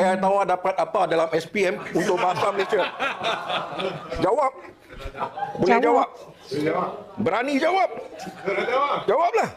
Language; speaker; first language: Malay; non-native, local second language; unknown